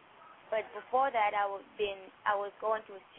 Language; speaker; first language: English; non-native, fluent; French